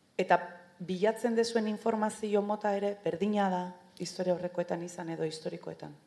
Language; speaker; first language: Basque; native; Basque